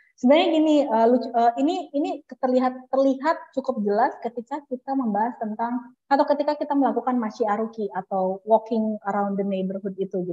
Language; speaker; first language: Indonesian; native; Indonesian